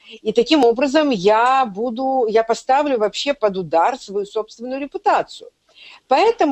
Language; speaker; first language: Russian; native; Russian